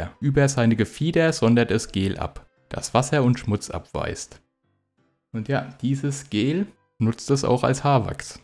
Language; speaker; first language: German; native; German